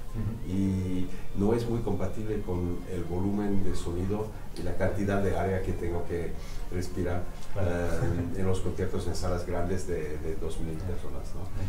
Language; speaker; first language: Spanish; non-native, fluent; French